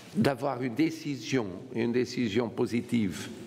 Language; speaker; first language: French; non-native, fluent; Portuguese